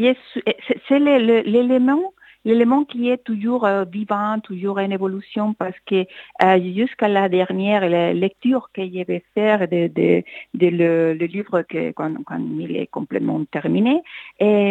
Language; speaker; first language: French; non-native, fluent; Spanish